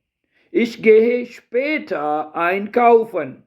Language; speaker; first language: German; non-native, fluent; Urdu